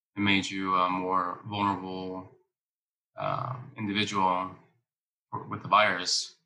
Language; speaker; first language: English; early bilingual, other home language; Spanish